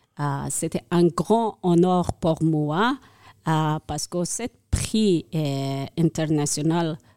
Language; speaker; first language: French; non-native, learner; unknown